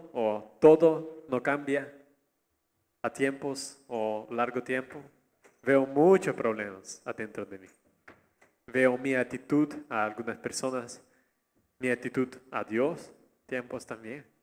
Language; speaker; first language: Spanish; non-native, learner; Russian